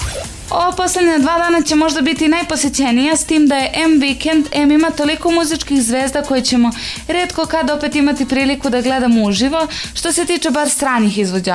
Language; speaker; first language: Serbian; native; Serbian